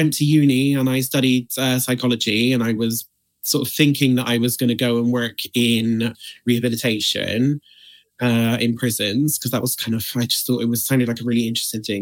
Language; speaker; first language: English; native; English